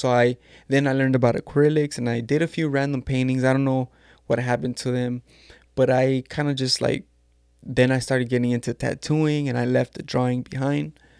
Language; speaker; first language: English; early bilingual, other home language; Spanish